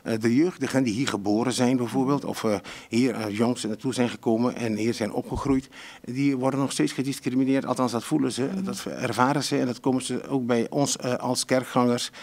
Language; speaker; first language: Dutch; non-native, local second language; Papiamento